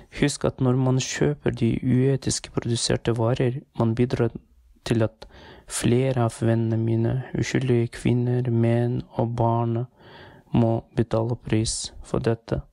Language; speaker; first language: Norwegian; non-native, fluent; Uyghur